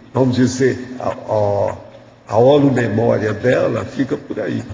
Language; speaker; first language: Portuguese; native; Portuguese